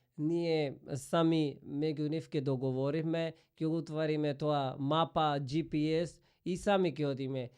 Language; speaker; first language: Macedonian; non-native, fluent; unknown